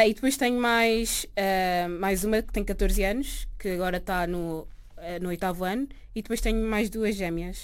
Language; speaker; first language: Portuguese; early bilingual, other home language; Arabic